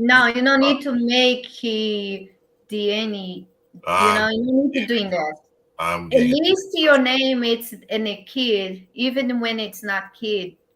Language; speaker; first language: English; non-native, learner; Portuguese